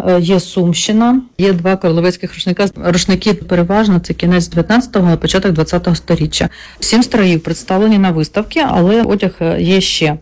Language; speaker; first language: Ukrainian; non-native, local second language; Russian